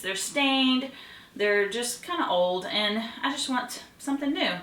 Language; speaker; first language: English; native; English